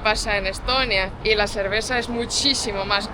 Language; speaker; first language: Spanish; non-native, fluent; Estonian